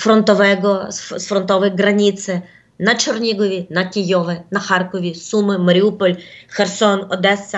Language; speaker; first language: Polish; non-native, fluent; Ukrainian